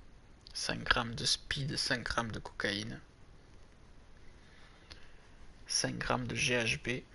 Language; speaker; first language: French; native; French